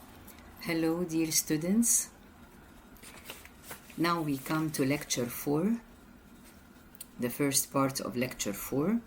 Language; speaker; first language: English; non-native, fluent; Arabic